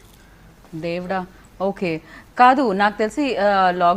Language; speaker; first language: Telugu; native; Telugu